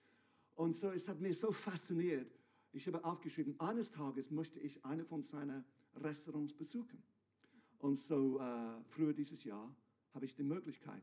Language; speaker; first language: German; non-native, fluent; English